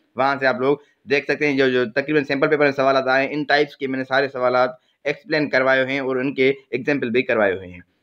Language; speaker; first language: Urdu; non-native, local second language; Sindhi